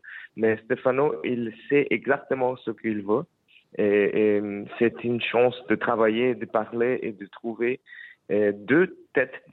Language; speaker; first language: French; non-native, fluent; Spanish